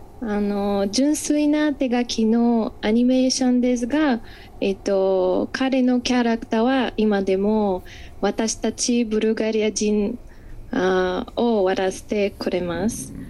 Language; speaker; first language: Japanese; non-native, fluent; Bulgarian